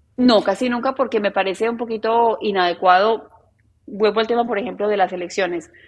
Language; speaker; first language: Spanish; native; Spanish